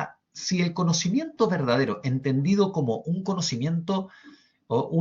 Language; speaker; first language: Spanish; native; Spanish